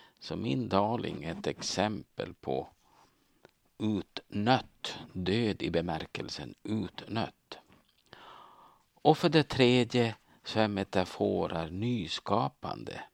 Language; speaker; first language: Swedish; native; Swedish